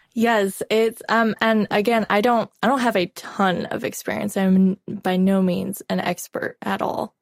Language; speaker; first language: English; native; English